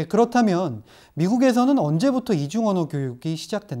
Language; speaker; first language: Korean; native; Korean